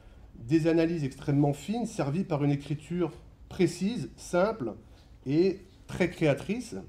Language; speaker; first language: French; native; French